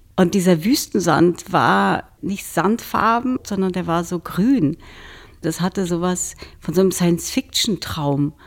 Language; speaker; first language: German; early bilingual, other home language; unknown